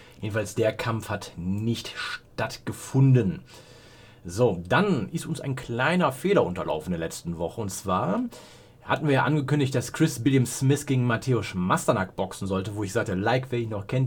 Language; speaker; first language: German; native; German